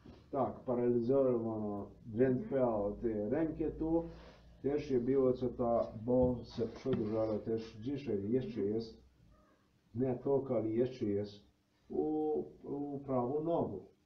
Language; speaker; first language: Polish; non-native, learner; Slovenian